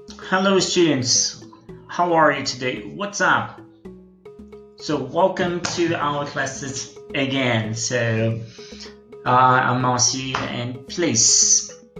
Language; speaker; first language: English; non-native, fluent; Portuguese